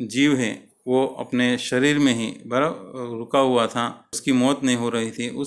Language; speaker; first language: Hindi; non-native, local second language; Gujarati